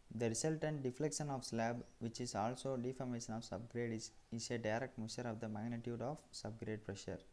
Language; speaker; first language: English; non-native, local second language; Tamil